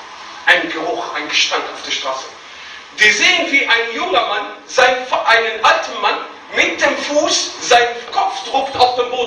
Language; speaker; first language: German; non-native, fluent; Arabic